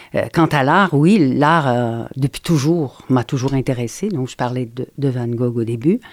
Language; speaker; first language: French; native; French